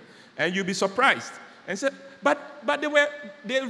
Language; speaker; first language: English; non-native, local second language; Akan